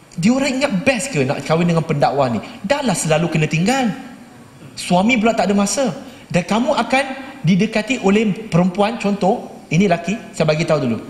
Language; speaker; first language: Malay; native; Malay